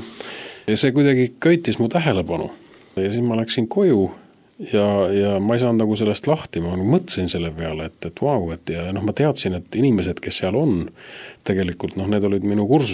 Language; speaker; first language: Estonian; native; Estonian